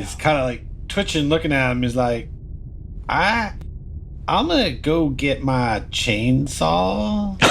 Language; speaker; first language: English; native; English